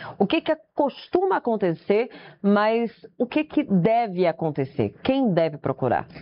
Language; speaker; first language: Portuguese; native; Portuguese